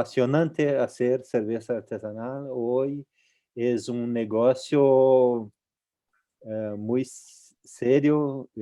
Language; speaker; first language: Spanish; non-native, local second language; Portuguese